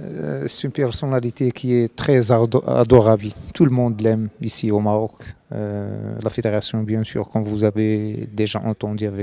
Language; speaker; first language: French; non-native, local second language; Arabic